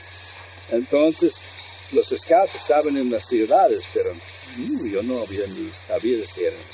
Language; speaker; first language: Spanish; non-native, fluent; English